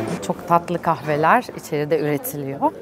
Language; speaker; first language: Turkish; native; Turkish